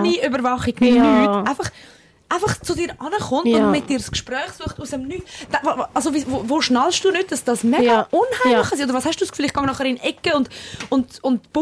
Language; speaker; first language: German; native; German